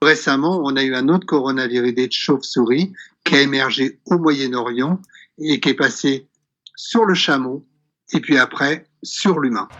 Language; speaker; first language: French; native; French